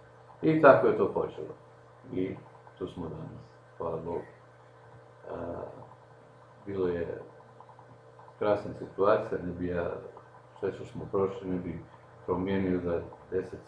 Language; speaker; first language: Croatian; non-native, local second language; Slovenian